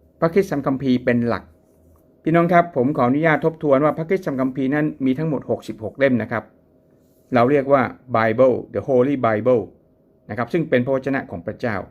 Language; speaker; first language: Thai; native; Thai